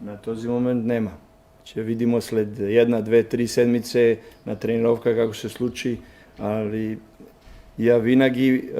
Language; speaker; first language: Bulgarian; non-native, learner; Serbian